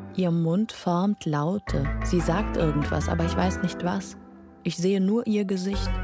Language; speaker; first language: German; non-native, fluent; Lithuanian